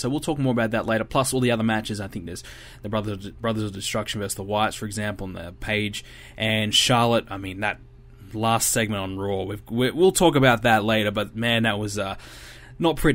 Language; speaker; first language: English; native; English